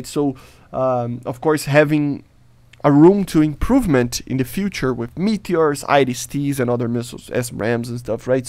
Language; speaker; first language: English; non-native, fluent; Portuguese